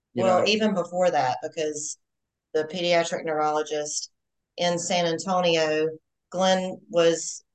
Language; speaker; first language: English; native; English